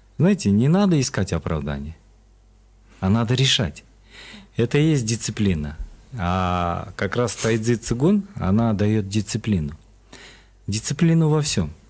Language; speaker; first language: Russian; non-native, local second language; Kyrgyz